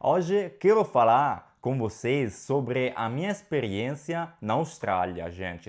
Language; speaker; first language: Portuguese; non-native, fluent; Italian